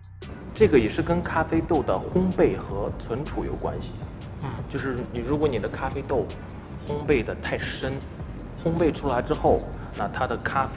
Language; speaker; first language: Chinese; native; Chinese